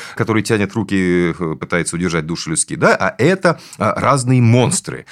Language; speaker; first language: Russian; native; Russian